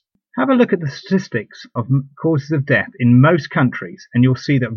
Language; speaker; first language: English; native; English